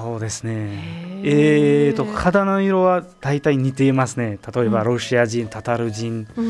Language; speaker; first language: Japanese; non-native, fluent; Uzbek